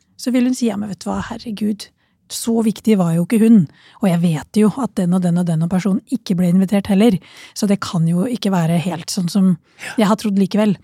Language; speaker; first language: Norwegian; early bilingual, other home language; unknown